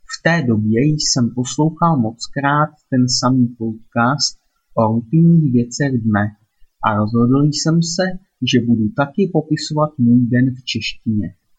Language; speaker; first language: Czech; non-native, learner; German